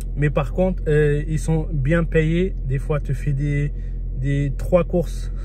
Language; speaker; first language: French; early bilingual, other home language; Spanish